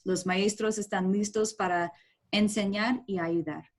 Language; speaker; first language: Spanish; non-native, learner; English